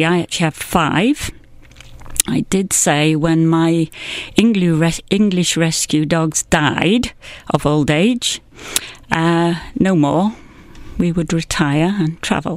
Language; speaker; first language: English; native; English